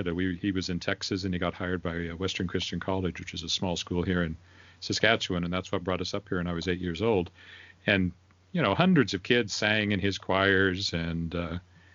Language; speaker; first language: English; native; English